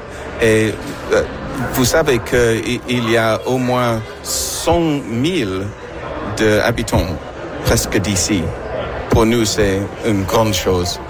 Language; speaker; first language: French; non-native, learner; English